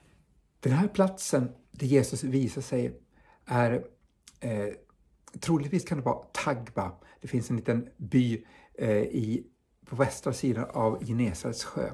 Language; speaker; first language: Swedish; native; Swedish